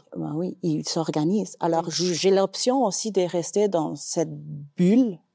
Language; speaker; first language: French; non-native, fluent; Spanish